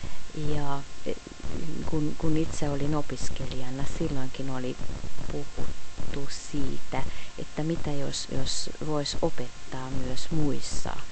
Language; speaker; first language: Finnish; non-native, fluent; Hungarian